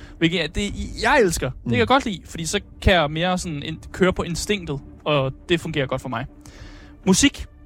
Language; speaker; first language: Danish; native; Danish